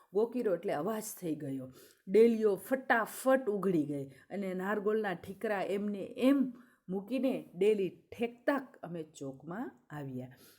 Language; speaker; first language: Gujarati; native; Gujarati